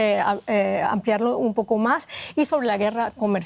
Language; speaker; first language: Spanish; native; Spanish